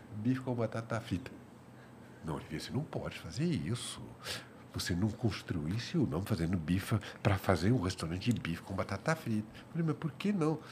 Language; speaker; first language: Portuguese; non-native, fluent; French